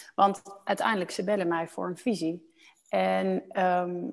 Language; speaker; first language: Dutch; native; Dutch